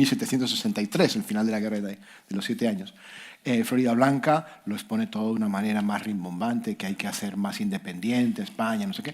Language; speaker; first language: Spanish; native; Spanish